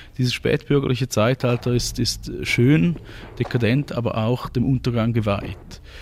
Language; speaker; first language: German; native; German